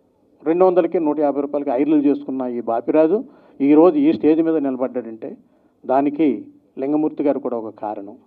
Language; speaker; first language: Telugu; native; Telugu